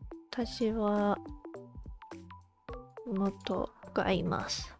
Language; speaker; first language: Japanese; non-native, learner; English